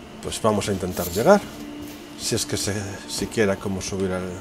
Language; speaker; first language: Spanish; native; Spanish